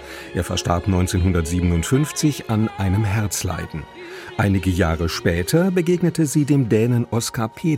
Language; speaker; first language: German; native; German